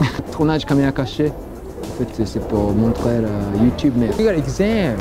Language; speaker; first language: French; non-native, fluent; Japanese